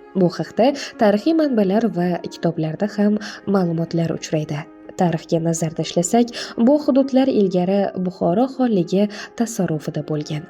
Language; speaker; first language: Uzbek; native; Uzbek